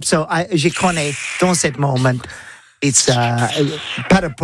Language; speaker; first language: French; non-native, learner; English